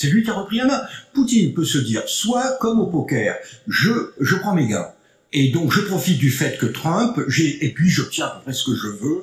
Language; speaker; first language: French; native; French